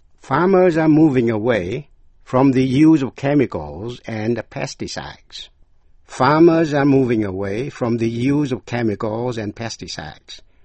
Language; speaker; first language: English; non-native, fluent; Vietnamese